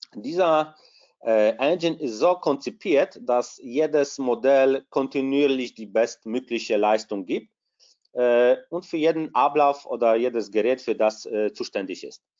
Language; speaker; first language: German; non-native, fluent; Polish